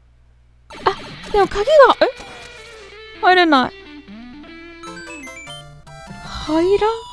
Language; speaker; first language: Japanese; native; Japanese